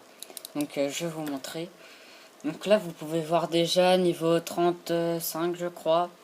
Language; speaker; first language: French; native; French